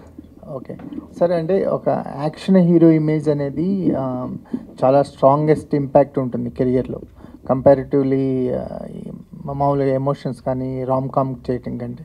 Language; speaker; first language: Telugu; native; Telugu